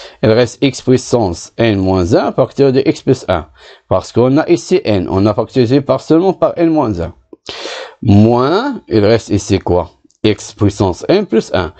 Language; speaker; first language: French; non-native, local second language; Arabic